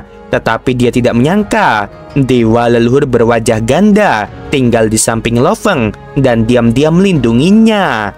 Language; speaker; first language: Indonesian; native; Indonesian